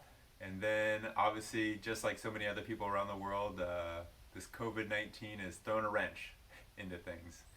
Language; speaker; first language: English; native; English